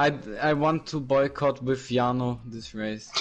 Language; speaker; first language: English; non-native, learner; Italian